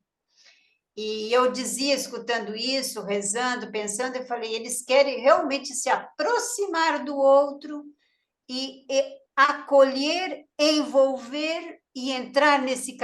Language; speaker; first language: Portuguese; native; Portuguese